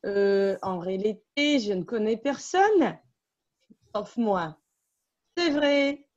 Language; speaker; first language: French; non-native, fluent; Russian